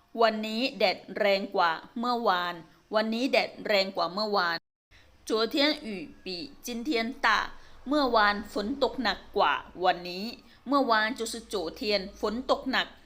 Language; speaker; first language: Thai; native; Thai